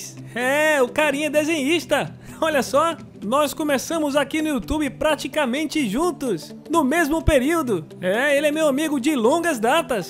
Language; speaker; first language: Portuguese; native; Portuguese